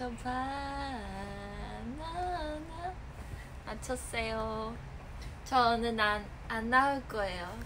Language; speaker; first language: Korean; non-native, fluent; Chinese